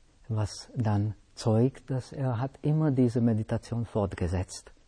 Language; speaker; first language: German; non-native, fluent; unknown